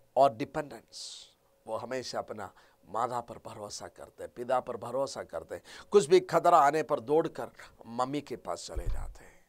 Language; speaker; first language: Hindi; non-native, local second language; Malayalam